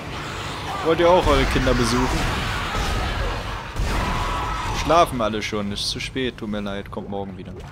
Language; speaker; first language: German; native; German